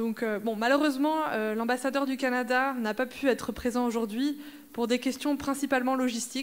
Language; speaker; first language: French; native; French